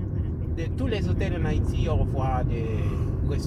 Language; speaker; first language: French; non-native, local second language; Haitian Creole